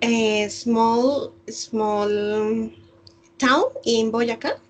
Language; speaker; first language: English; non-native, learner; Spanish